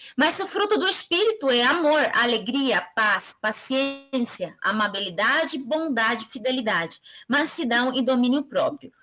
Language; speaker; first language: Portuguese; non-native, fluent; Spanish